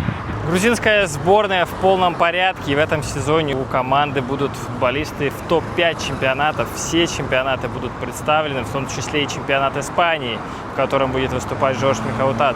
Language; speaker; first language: Russian; native; Russian